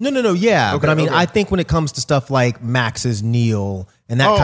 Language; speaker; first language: English; native; English